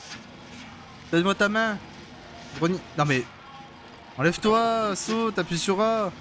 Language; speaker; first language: French; native; French